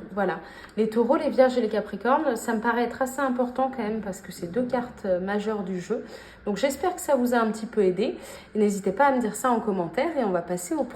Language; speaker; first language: French; native; French